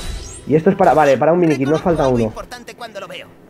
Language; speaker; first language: Spanish; native; Spanish